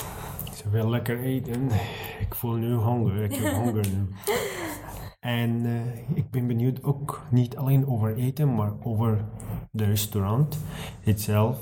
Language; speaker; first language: Dutch; non-native, learner; Arabic